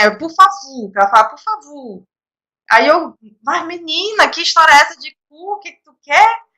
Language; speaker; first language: Portuguese; native; Portuguese